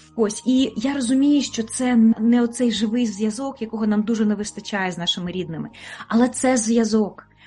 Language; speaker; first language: Ukrainian; native; Ukrainian